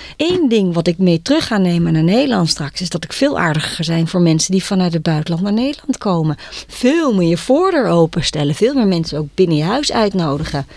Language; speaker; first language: Dutch; native; Dutch